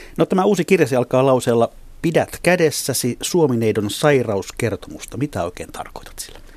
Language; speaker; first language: Finnish; native; Finnish